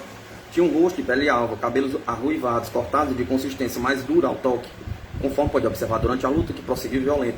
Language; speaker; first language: Portuguese; native; Portuguese